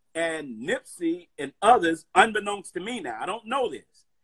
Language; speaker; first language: English; native; English